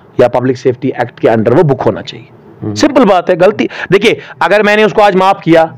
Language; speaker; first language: Urdu; non-native, local second language; Kashmiri